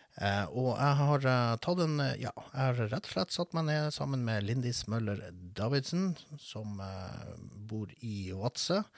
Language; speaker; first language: Norwegian; native; Norwegian